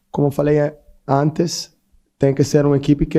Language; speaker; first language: Portuguese; non-native, fluent; Italian